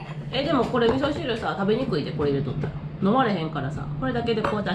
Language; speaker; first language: Japanese; native; Japanese